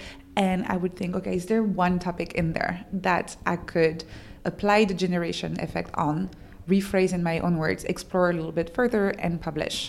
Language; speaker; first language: English; non-native, fluent; French